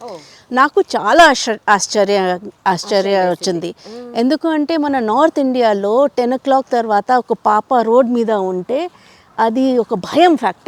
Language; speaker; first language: Telugu; non-native, local second language; Hindi